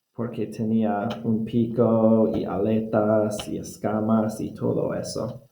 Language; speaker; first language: Spanish; non-native, fluent; English